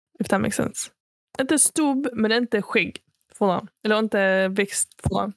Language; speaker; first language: Swedish; native; Swedish